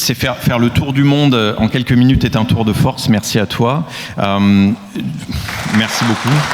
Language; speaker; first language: French; native; French